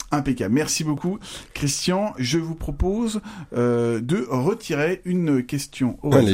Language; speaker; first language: French; native; French